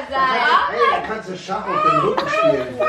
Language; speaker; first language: German; native; German